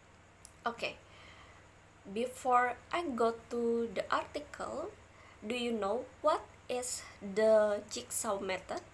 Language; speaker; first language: English; non-native, learner; Indonesian